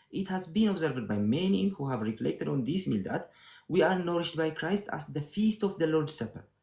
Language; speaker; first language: English; non-native, local second language; Amharic